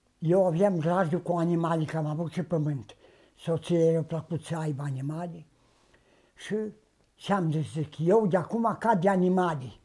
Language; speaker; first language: Romanian; native; Romanian